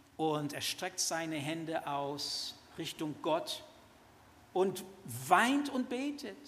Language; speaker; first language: German; non-native, fluent; English